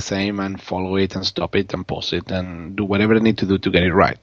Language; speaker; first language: English; non-native, fluent; Spanish